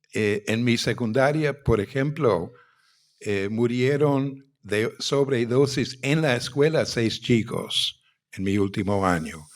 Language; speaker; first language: Spanish; non-native, fluent; English